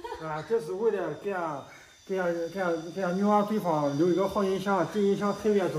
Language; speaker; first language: Chinese; native; Chinese